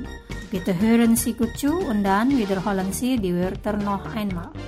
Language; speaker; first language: German; non-native, fluent; Indonesian